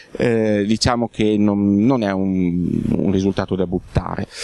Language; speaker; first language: Italian; native; Italian